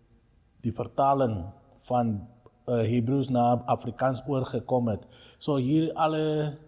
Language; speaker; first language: Afrikaans; non-native, local second language; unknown